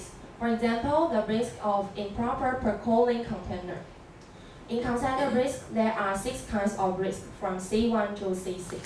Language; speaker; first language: English; non-native, learner; Chinese